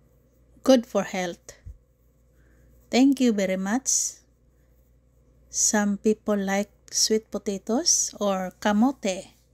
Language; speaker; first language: English; non-native, learner; Filipino